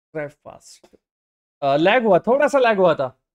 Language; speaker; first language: Hindi; non-native, local second language; Marathi